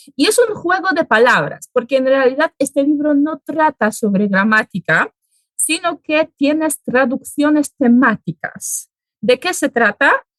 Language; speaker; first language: Spanish; non-native, fluent; Polish